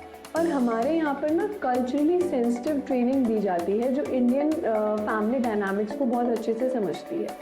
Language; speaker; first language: Hindi; native; Hindi